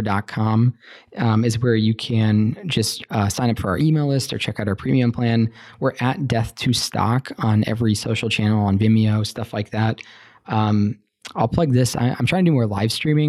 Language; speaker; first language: English; native; English